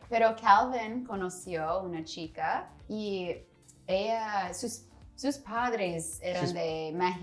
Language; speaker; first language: Spanish; non-native, learner; English